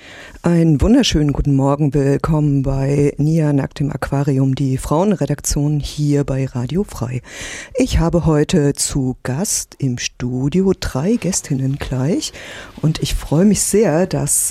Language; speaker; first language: German; native; German